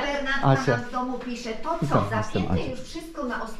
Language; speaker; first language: Polish; native; Polish